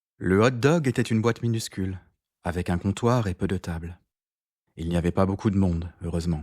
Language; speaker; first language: French; native; French